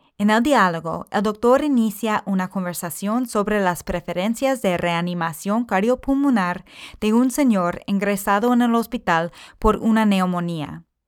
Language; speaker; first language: Spanish; non-native, fluent; English